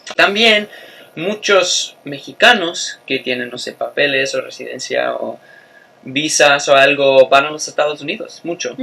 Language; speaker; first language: Spanish; non-native, fluent; English